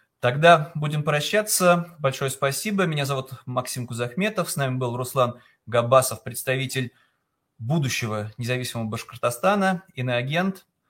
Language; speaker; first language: Russian; native; Russian